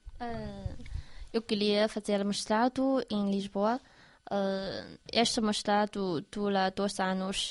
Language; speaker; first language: Portuguese; non-native, learner; Chinese